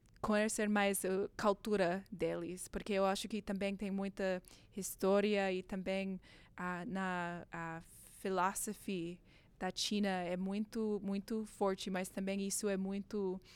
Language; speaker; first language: Portuguese; non-native, learner; English